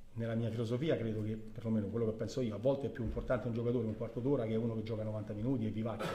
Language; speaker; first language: Italian; native; Italian